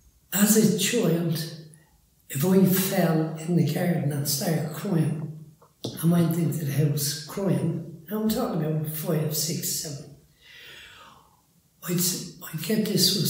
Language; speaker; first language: English; native; English